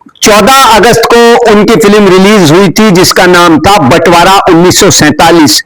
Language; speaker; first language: Hindi; native; Hindi